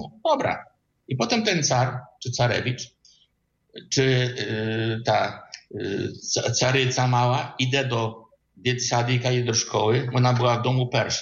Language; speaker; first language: Polish; non-native, learner; Ukrainian